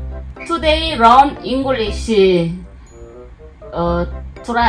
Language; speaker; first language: English; non-native, learner; Korean